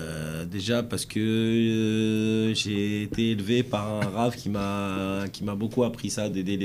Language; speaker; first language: French; native; French